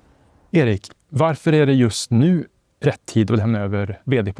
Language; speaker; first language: Swedish; native; Swedish